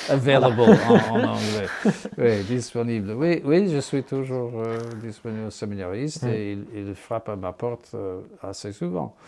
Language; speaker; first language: French; non-native, fluent; English